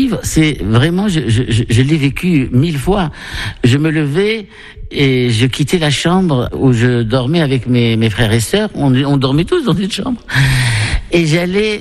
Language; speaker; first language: French; non-native, local second language; Arabic